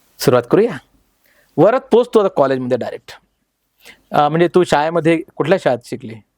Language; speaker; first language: Marathi; native; Marathi